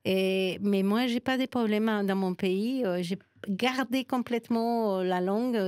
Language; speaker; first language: French; non-native, fluent; Spanish